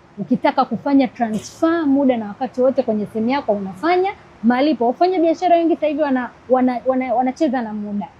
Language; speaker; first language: Swahili; native; Swahili